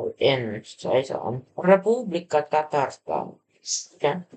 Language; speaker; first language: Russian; non-native, learner; English